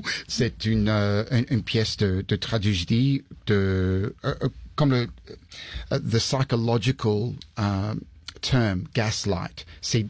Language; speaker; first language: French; early bilingual, heritage; English